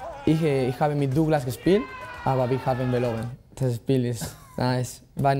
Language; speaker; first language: German; non-native, learner; Spanish